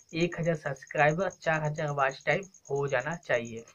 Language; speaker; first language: Hindi; native; Hindi